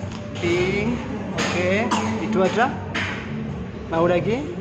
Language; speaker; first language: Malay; non-native, fluent; French